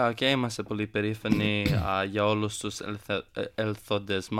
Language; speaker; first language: Greek; early bilingual, heritage; Greek